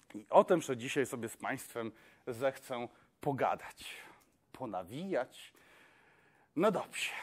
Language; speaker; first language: Polish; non-native, local second language; Kashubian